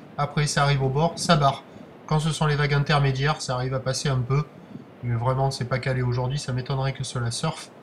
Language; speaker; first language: French; native; French